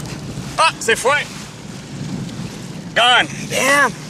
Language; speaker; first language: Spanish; non-native, learner; French